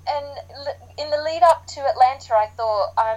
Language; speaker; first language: English; native; English